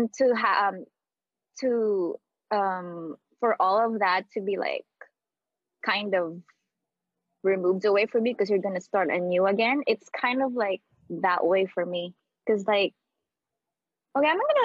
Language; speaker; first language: English; non-native, local second language; Filipino